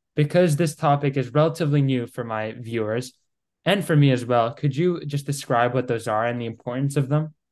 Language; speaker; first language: English; non-native, fluent; Greek